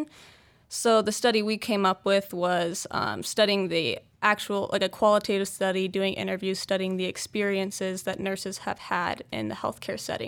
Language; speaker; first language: English; native; English